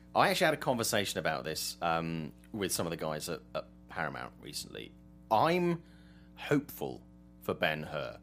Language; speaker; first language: English; native; English